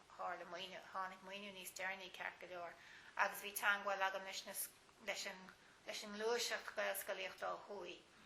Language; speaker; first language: Irish; native; Irish